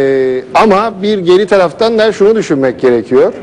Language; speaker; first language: Turkish; native; Turkish